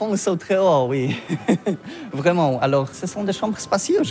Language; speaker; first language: French; non-native, learner; Polish